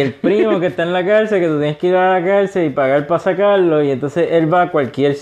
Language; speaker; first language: Spanish; native; Spanish